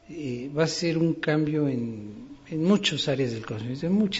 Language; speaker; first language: Spanish; native; Spanish